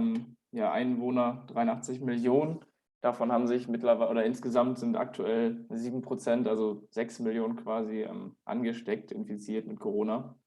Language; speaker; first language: German; native; German